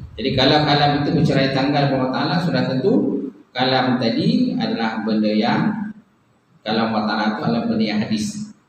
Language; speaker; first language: Malay; native; Malay